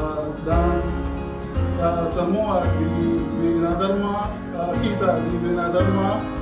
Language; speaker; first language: Indonesian; non-native, learner; Arabic